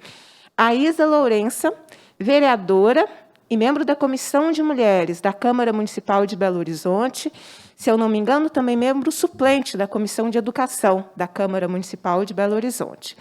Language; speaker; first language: Portuguese; native; Portuguese